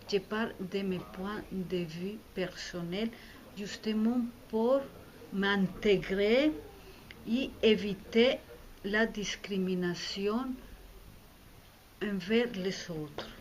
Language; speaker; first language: French; non-native, fluent; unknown